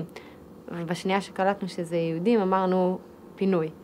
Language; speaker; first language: Hebrew; native; Hebrew